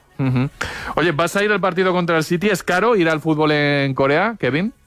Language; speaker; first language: Spanish; native; Spanish